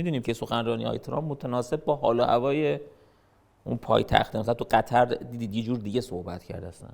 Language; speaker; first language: Persian; native; Persian